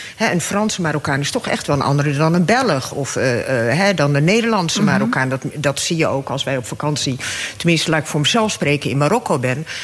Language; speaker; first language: Dutch; early bilingual, other home language; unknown